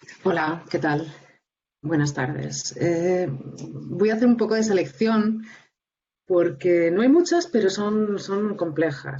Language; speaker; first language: Spanish; native; Spanish